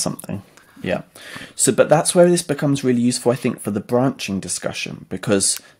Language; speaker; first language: English; native; English